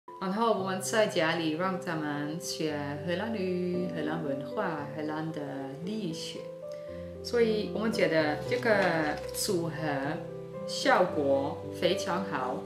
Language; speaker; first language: Chinese; non-native, fluent; Dutch